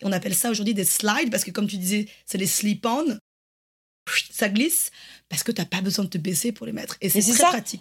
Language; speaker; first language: French; native; French